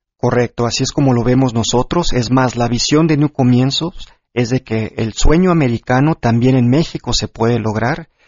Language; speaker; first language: Spanish; early bilingual, heritage; Spanish